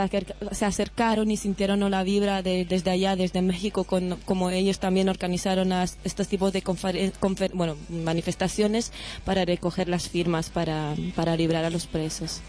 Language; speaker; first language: Spanish; native; Spanish